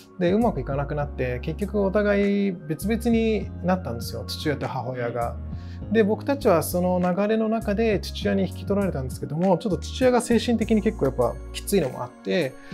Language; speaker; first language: Japanese; early bilingual, other home language; English